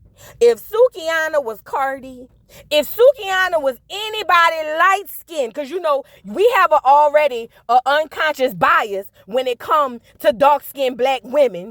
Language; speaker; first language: English; native; English